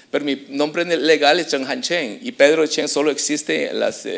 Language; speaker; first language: Spanish; early bilingual, other home language; Chinese